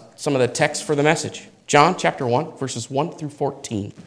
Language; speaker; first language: English; native; English